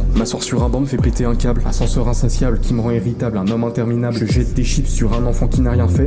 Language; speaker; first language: French; native; French